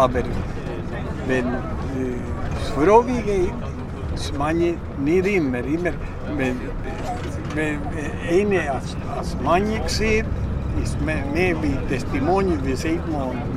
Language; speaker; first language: German; non-native, learner; Spanish